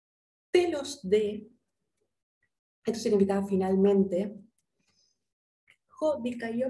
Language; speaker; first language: Spanish; native; Spanish